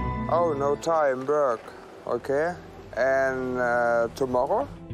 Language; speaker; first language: English; non-native, learner; German